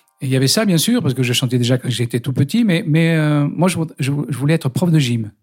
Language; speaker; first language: French; native; French